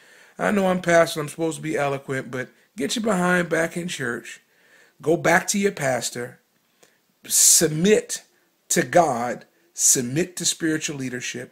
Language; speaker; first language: English; native; English